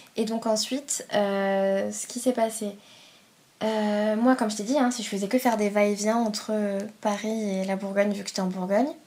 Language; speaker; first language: French; early bilingual, other home language; Persian